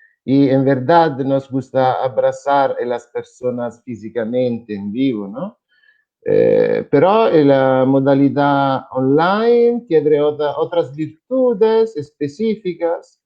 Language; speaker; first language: Spanish; non-native, fluent; Italian